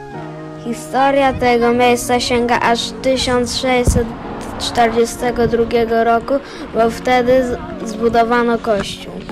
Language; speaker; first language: Polish; native; Polish